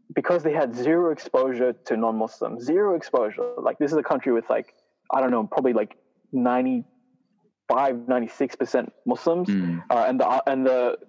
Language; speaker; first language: English; non-native, fluent; Arabic